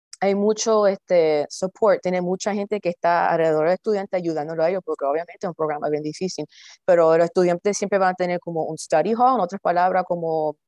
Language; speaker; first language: Spanish; early bilingual, heritage; Spanish